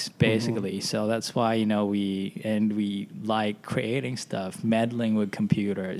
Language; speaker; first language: English; non-native, local second language; Filipino